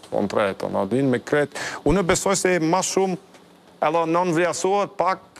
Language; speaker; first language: Albanian; non-native, fluent; German